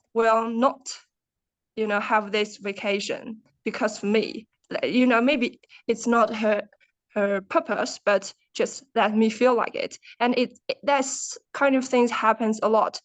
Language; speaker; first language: English; non-native, learner; Chinese